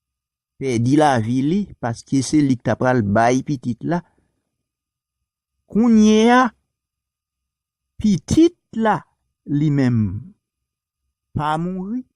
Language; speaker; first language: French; non-native, local second language; Haitian Creole